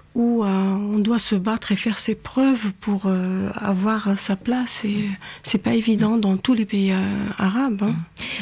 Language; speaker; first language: French; non-native, local second language; Arabic